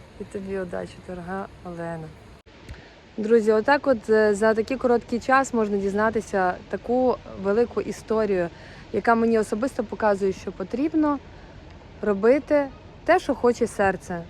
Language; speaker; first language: Ukrainian; native; Ukrainian